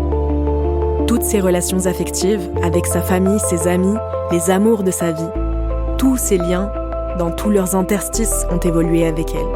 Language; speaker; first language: French; native; French